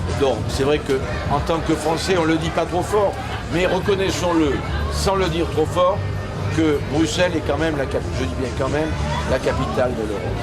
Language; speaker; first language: French; native; French